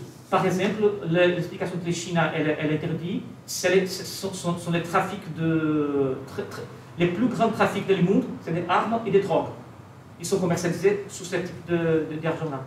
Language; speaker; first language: French; non-native, learner; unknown